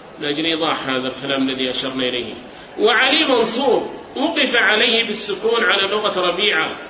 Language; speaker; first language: Arabic; native; Arabic